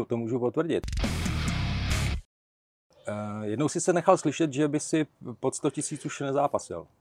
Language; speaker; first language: Czech; native; Czech